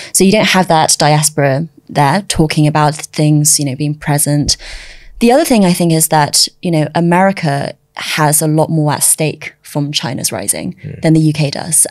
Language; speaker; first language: English; early bilingual, other home language; Chinese